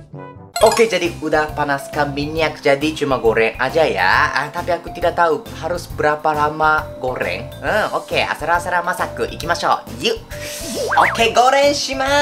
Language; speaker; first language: Indonesian; non-native, fluent; Japanese